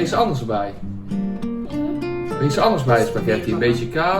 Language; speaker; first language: Dutch; native; Dutch